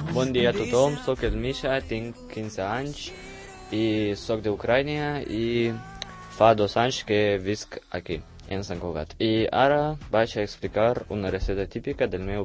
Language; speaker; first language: Catalan; non-native, learner; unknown